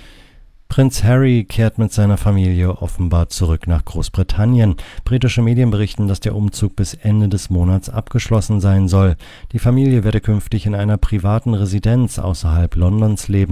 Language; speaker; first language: German; native; German